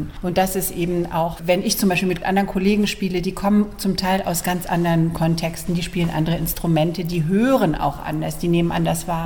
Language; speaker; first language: German; native; German